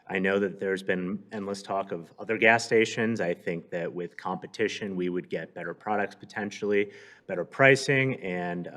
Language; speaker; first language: English; native; English